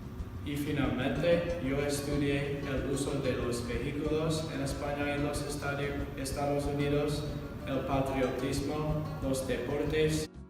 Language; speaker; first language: Spanish; non-native, learner; English